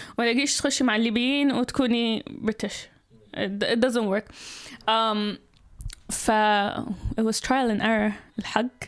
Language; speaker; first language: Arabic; early bilingual, heritage; Arabic